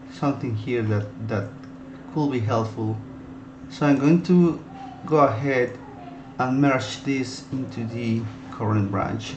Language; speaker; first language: English; non-native, fluent; Spanish